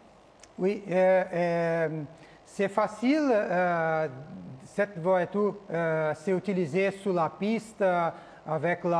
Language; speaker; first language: French; non-native, learner; Portuguese